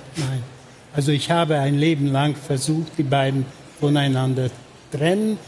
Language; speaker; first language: German; non-native, fluent; Hungarian